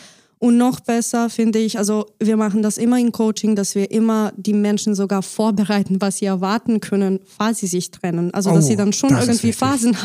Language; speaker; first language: German; non-native, fluent; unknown